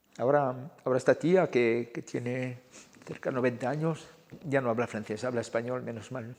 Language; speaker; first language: Spanish; early bilingual, heritage; Spanish